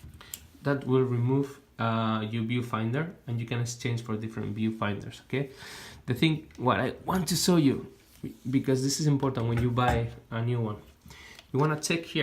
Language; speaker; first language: English; non-native, fluent; Spanish